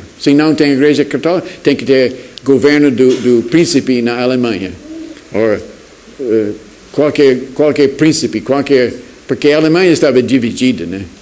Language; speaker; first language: Portuguese; non-native, fluent; English